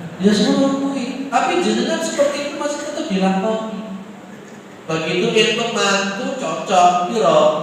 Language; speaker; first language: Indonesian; non-native, local second language; Javanese